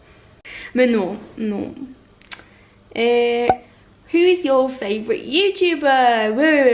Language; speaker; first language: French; non-native, learner; Norwegian